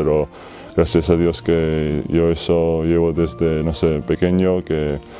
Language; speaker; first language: Spanish; non-native, fluent; Georgian